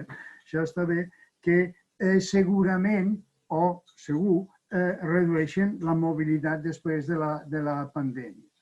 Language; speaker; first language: Catalan; non-native, fluent; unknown